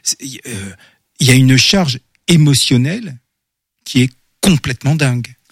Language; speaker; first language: French; native; French